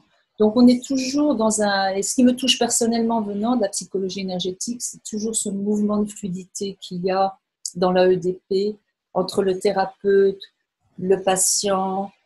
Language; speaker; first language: French; native; French